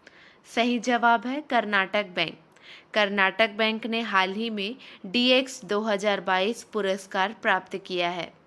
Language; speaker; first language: Hindi; native; Hindi